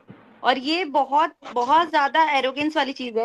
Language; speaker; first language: Hindi; native; Hindi